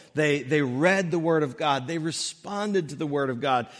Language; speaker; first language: English; native; English